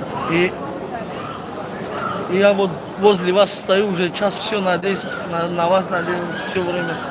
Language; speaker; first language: Russian; non-native, local second language; Tajik